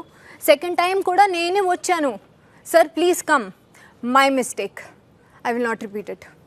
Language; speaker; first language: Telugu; non-native, learner; Hindi